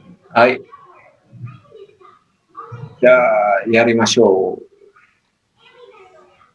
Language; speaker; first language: Japanese; non-native, fluent; Indonesian